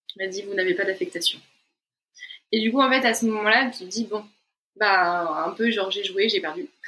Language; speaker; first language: French; native; French